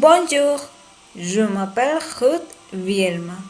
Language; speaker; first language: French; non-native, learner; Spanish